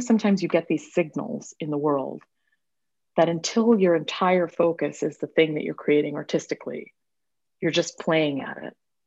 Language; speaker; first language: English; native; English